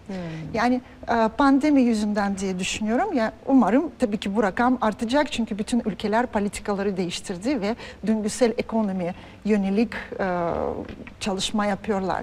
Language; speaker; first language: Turkish; non-native, fluent; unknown